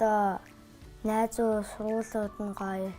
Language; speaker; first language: Mongolian; early bilingual, heritage; Mongolian